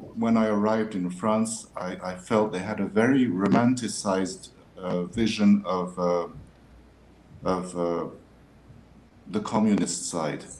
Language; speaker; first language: English; early bilingual, other home language; French